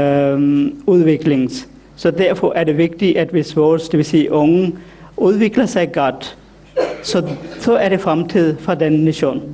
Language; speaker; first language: Danish; non-native, fluent; Urdu